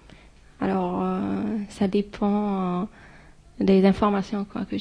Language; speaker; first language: French; non-native, fluent; Arabic